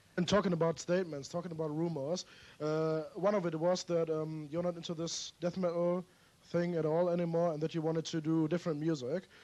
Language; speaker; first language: English; non-native, fluent; German